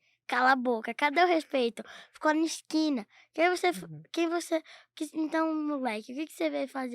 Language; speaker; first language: Portuguese; native; Portuguese